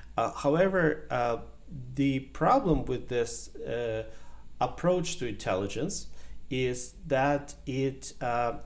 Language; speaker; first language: English; non-native, fluent; Ukrainian